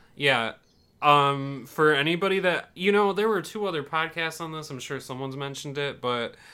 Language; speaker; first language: English; native; English